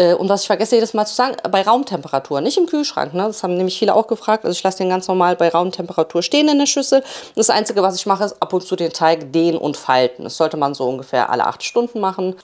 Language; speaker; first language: German; early bilingual, other home language; Polish